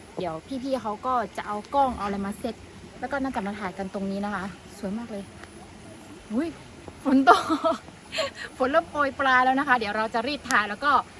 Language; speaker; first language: Thai; non-native, local second language; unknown